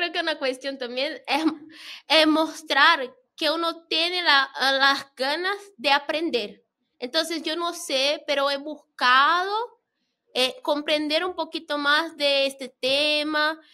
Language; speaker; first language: Spanish; non-native, fluent; Portuguese